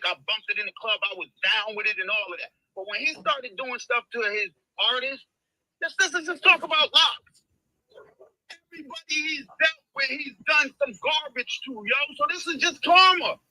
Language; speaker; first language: English; native; English